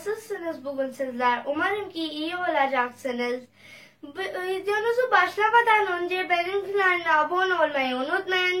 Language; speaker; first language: Turkish; non-native, learner; Urdu